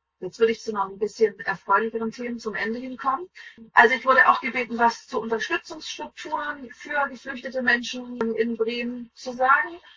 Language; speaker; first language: German; native; German